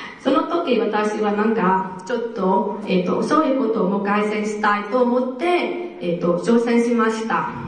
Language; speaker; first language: Japanese; non-native, fluent; Vietnamese